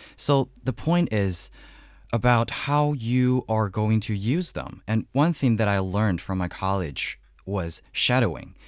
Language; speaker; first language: English; non-native, fluent; Chinese